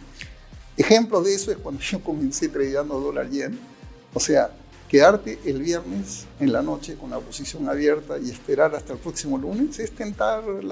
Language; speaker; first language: Spanish; native; Spanish